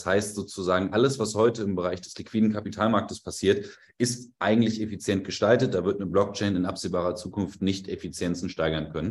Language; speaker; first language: German; native; German